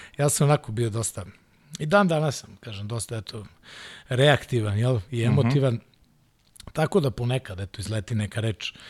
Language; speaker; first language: Serbian; non-native, local second language; Hungarian